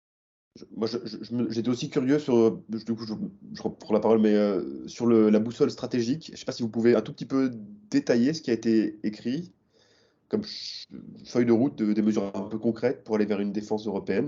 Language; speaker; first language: French; native; French